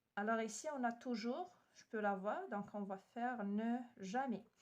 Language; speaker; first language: French; non-native, local second language; Arabic